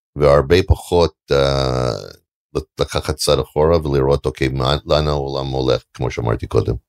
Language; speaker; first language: Hebrew; non-native, fluent; English